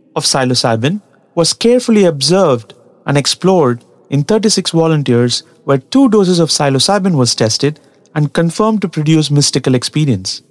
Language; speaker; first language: English; non-native, local second language; Tamil